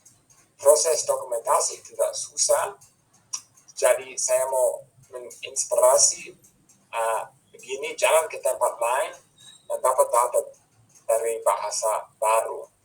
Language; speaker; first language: Indonesian; non-native, fluent; English